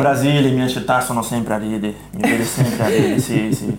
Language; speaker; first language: Italian; non-native, fluent; Portuguese